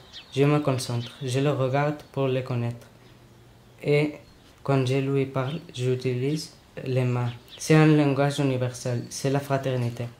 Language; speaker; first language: French; non-native, learner; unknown